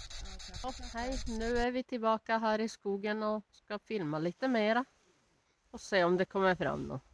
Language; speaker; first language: Swedish; native; Swedish